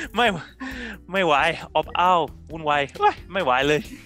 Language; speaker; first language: Thai; non-native, fluent; English